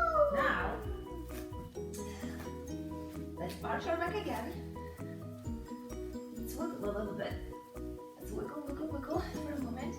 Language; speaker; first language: English; non-native, fluent; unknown